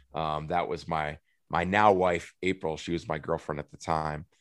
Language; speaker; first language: English; native; English